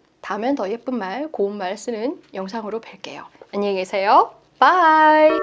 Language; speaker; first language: Korean; native; Korean